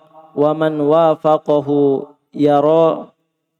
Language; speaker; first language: Arabic; non-native, learner; Indonesian